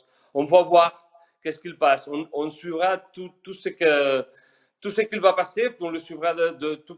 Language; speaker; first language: French; non-native, fluent; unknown